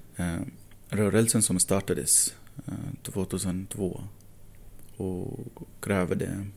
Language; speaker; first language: Swedish; non-native, fluent; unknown